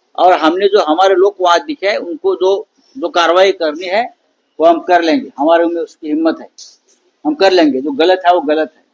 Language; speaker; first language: Hindi; non-native, local second language; Marathi